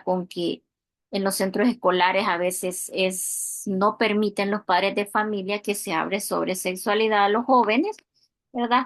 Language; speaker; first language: Spanish; native; Spanish